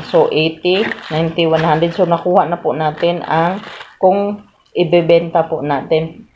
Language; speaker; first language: Filipino; non-native, local second language; Cebuano